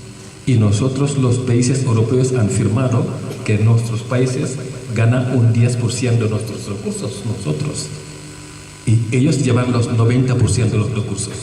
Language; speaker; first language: Spanish; non-native, fluent; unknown